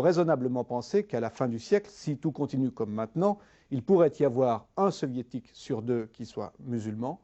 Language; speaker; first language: French; native; French